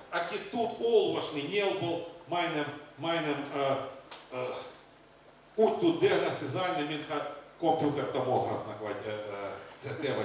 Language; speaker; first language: Hungarian; non-native, learner; Russian